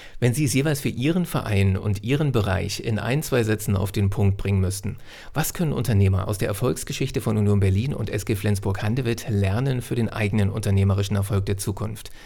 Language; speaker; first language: German; native; German